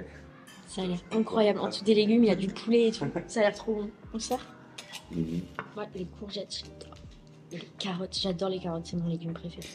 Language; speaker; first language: French; native; French